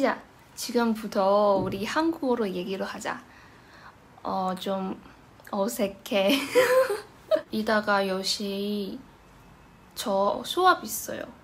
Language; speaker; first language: Korean; non-native, learner; Tibetan